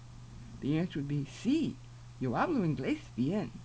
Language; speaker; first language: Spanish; non-native, fluent; English